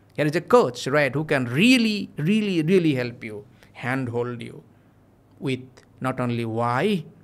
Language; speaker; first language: English; non-native, local second language; Bangla